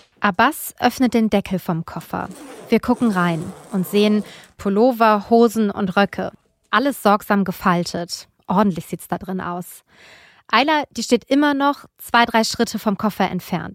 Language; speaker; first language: German; native; German